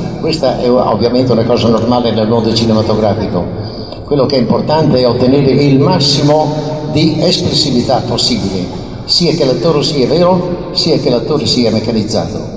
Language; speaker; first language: Italian; native; Italian